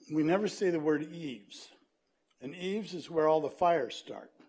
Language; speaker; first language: English; native; English